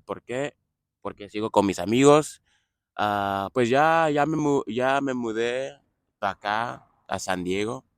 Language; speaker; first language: Spanish; non-native, fluent; English